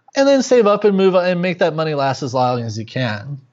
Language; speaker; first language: English; native; English